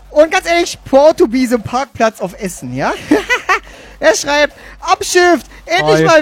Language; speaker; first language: German; native; German